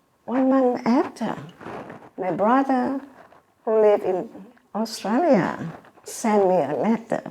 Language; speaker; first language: English; non-native, learner; Vietnamese